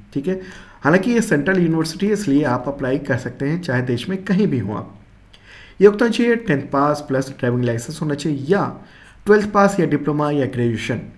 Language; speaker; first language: Hindi; native; Hindi